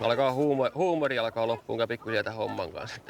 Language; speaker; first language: Finnish; native; Finnish